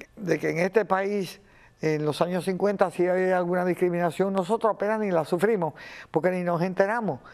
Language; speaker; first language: Spanish; native; Spanish